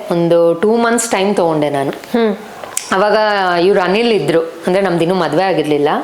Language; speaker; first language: Kannada; non-native, local second language; Telugu